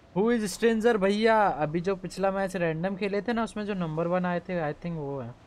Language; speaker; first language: Hindi; native; Hindi